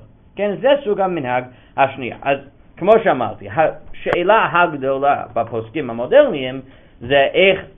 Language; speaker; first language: Hebrew; non-native, fluent; English